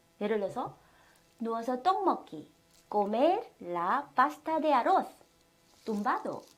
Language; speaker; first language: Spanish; non-native, fluent; Korean